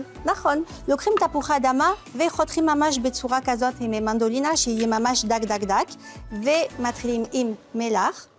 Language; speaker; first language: Hebrew; non-native, fluent; French